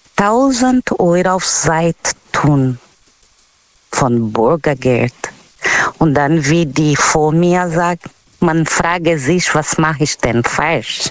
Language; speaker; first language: German; non-native, learner; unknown